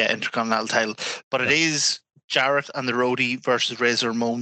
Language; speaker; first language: English; native; English